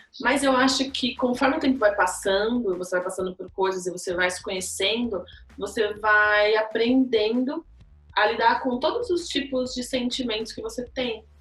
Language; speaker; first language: Portuguese; native; Portuguese